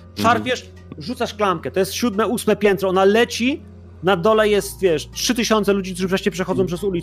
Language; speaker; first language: Polish; native; Polish